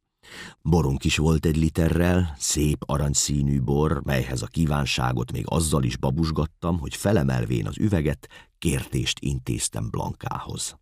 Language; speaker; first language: Hungarian; native; Hungarian